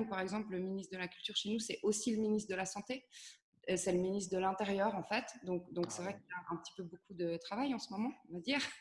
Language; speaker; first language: French; native; French